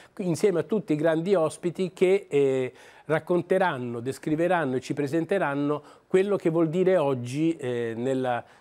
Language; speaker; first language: Italian; native; Italian